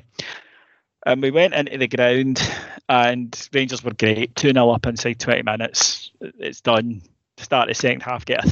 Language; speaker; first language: English; native; English